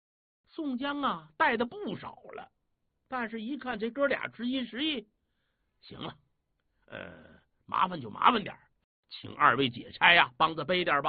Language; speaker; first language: Chinese; native; Chinese